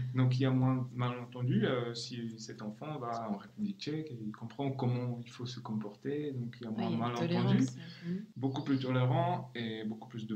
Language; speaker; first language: French; non-native, fluent; Czech